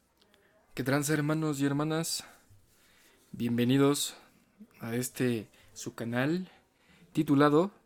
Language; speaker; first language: Spanish; native; Spanish